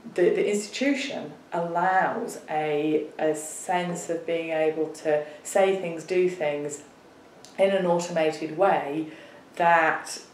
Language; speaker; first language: English; native; English